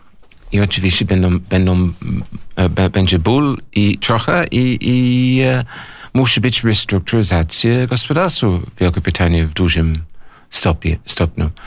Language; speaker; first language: Polish; non-native, learner; English